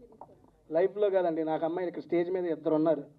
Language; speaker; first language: Telugu; native; Telugu